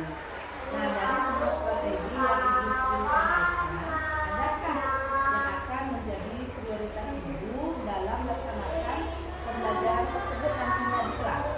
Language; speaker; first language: Indonesian; native; Indonesian